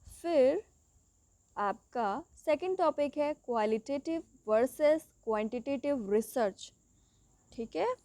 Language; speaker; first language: Hindi; native; Hindi